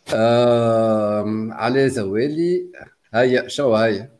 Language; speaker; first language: French; non-native, local second language; Arabic